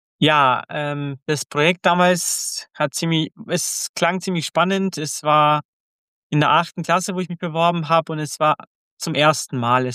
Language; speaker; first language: German; early bilingual, other home language; Croatian